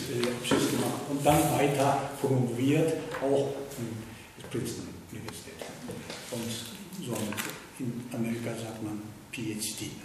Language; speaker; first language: German; non-native, fluent; Japanese